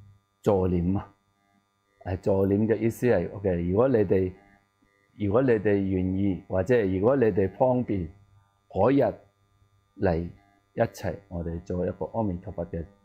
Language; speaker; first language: Cantonese; non-native, learner; Tibetan